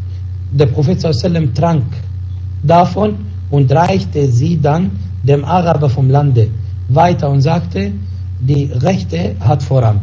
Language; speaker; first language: German; non-native, fluent; Arabic